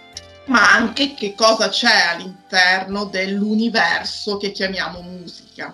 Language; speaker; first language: Italian; native; Italian